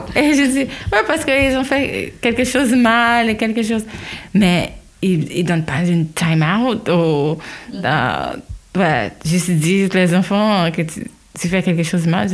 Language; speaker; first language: French; non-native, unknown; Haitian Creole